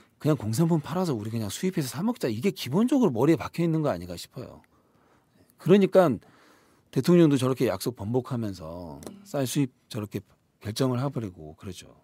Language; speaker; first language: Korean; native; Korean